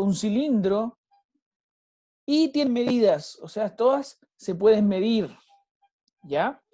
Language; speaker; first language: Spanish; native; Spanish